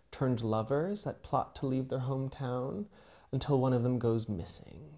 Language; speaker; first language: English; native; English